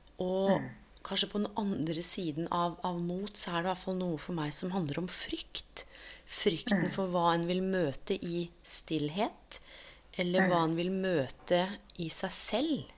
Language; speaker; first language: Norwegian; native; Norwegian